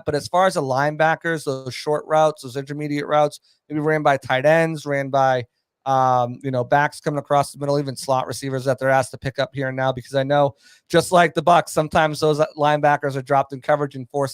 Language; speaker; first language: English; native; English